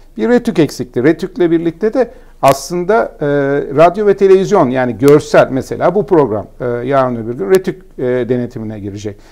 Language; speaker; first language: Turkish; native; Turkish